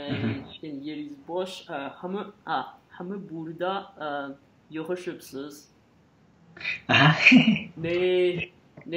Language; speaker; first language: Azerbaijani; non-native, learner; French